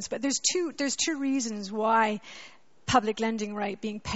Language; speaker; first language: English; native; English